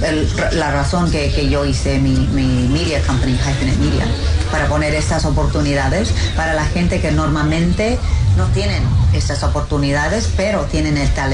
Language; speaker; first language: Spanish; early bilingual, heritage; English